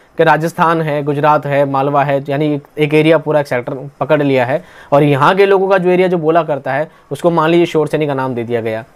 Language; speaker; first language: Hindi; native; Hindi